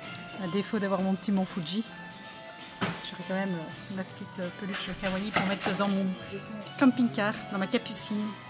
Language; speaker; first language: French; native; French